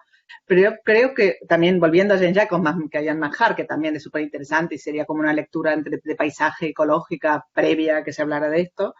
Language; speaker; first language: Spanish; native; Spanish